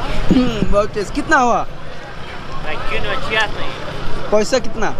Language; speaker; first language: Hindi; non-native, learner; Bangla